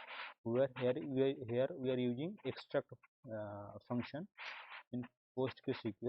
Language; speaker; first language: English; non-native, local second language; Hindi